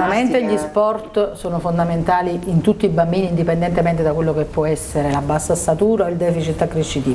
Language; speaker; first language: Italian; native; Italian